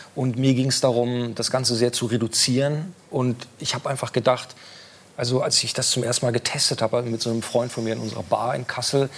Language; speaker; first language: German; native; German